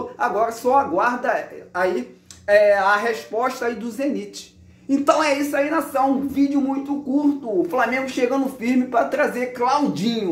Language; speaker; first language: Portuguese; native; Portuguese